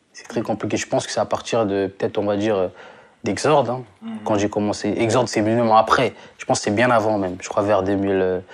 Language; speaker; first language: French; non-native, local second language; Lingala